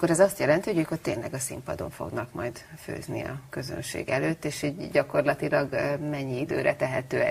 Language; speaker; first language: Hungarian; native; Hungarian